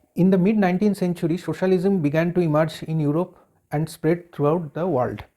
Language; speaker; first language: English; non-native, local second language; Bangla